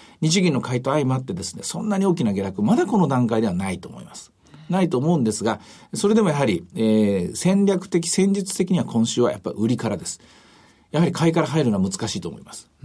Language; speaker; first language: Japanese; native; Japanese